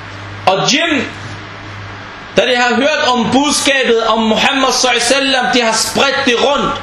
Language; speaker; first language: Danish; non-native, fluent; Arabic